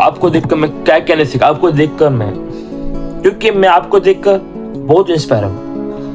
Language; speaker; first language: Hindi; non-native, local second language; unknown